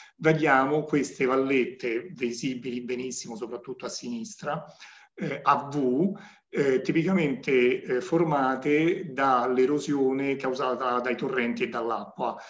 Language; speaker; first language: Italian; native; Italian